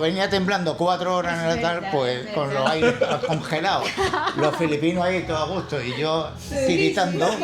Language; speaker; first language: Spanish; native; Spanish